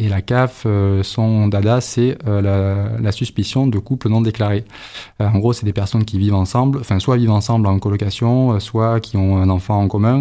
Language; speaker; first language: French; native; French